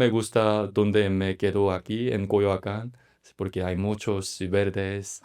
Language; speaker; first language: Spanish; non-native, learner; Korean